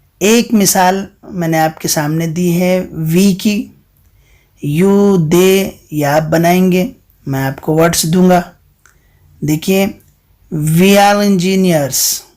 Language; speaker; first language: Urdu; native; Urdu